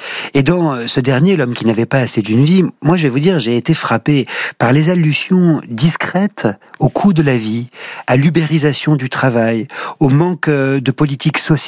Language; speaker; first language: French; native; French